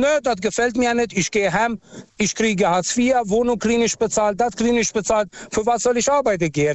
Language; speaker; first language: German; non-native, fluent; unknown